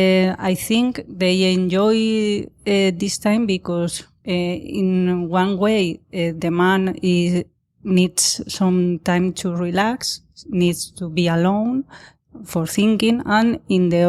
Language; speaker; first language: English; non-native, learner; Spanish